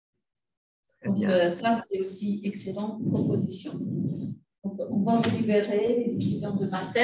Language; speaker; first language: French; non-native, local second language; Arabic